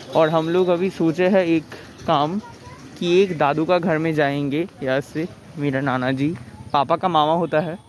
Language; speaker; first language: Hindi; non-native, local second language; Bangla